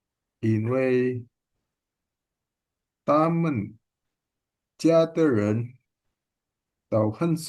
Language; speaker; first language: Chinese; non-native, learner; Indonesian